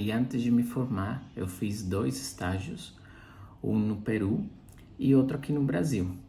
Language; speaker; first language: Portuguese; non-native, fluent; Spanish